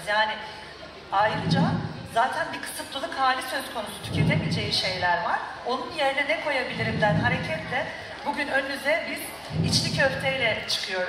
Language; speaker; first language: Turkish; native; Turkish